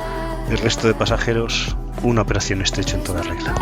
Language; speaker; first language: Spanish; native; Spanish